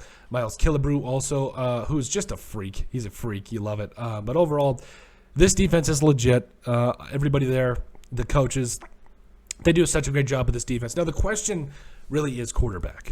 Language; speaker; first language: English; native; English